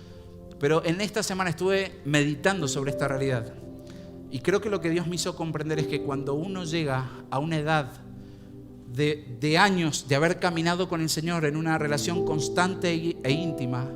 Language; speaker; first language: Spanish; native; Spanish